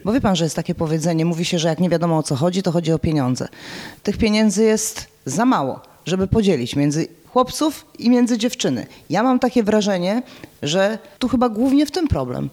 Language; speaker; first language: Polish; native; Polish